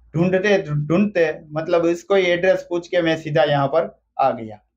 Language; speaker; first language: Hindi; non-native, local second language; Gujarati